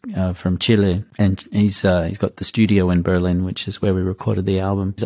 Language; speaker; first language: English; native; English